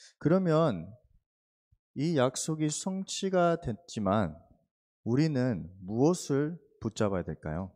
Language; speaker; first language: Korean; early bilingual, heritage; Korean